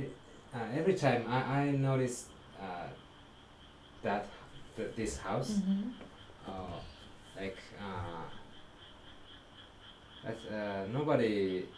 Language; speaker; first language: English; non-native, fluent; Korean